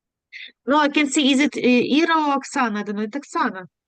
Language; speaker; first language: English; non-native, learner; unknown